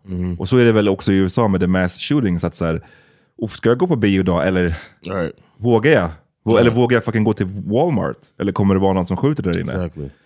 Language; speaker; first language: Swedish; native; Swedish